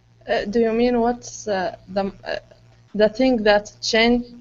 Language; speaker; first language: English; non-native, learner; Arabic